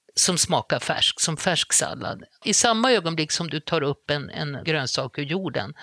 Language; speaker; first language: Swedish; native; Swedish